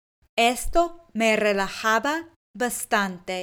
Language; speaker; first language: Spanish; non-native, fluent; English